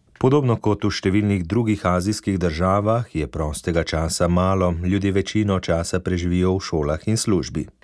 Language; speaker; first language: Slovenian; native; Slovenian